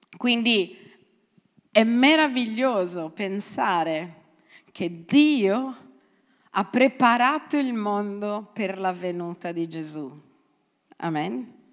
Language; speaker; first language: Italian; non-native, fluent; Portuguese